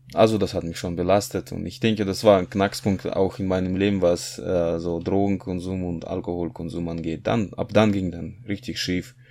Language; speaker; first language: German; non-native, fluent; Russian